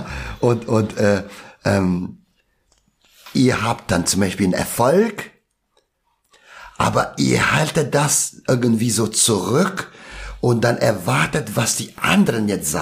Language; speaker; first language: German; non-native, local second language; Albanian